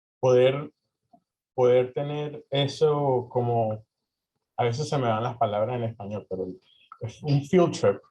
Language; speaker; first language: Spanish; early bilingual, heritage; Spanish